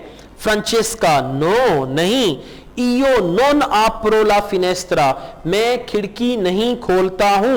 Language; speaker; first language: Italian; non-native, learner; Urdu